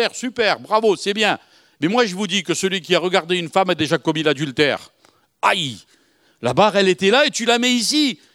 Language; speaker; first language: French; native; French